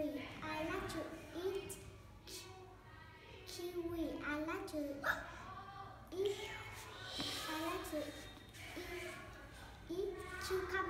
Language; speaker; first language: English; non-native, learner; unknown